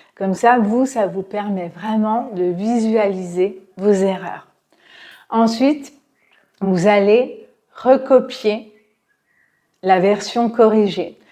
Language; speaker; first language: French; native; French